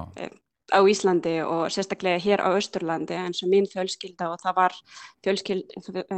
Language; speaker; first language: Icelandic; non-native, learner; Ukrainian